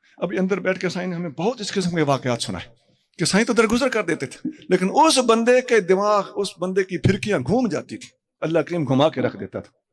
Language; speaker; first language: Urdu; non-native, local second language; Punjabi